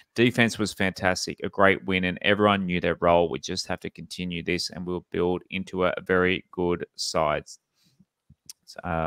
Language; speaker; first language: English; native; English